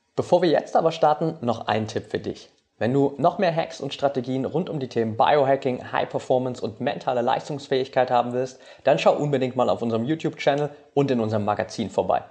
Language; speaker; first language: German; native; German